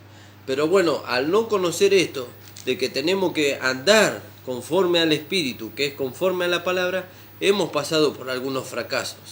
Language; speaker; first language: Spanish; native; Spanish